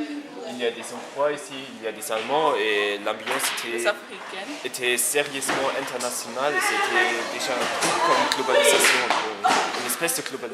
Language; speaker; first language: French; non-native, fluent; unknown